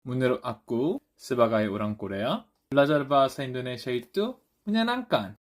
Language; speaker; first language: Indonesian; non-native, learner; Korean